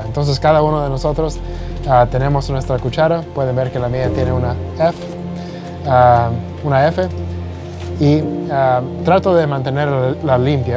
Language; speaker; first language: Spanish; early bilingual, heritage; Spanish